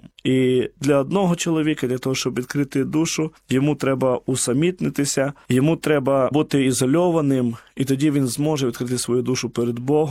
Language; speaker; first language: Ukrainian; native; Ukrainian